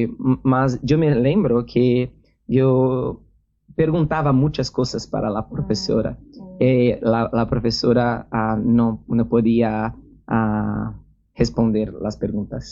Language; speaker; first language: Spanish; non-native, learner; Portuguese